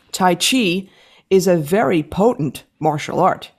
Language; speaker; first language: English; native; English